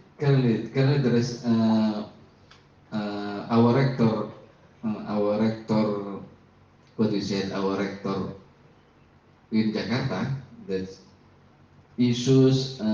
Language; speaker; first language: English; non-native, learner; Indonesian